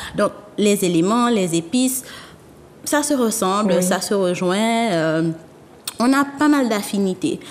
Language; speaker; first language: French; non-native, local second language; Haitian Creole